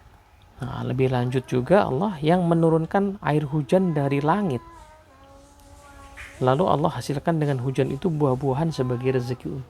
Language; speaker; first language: Indonesian; native; Indonesian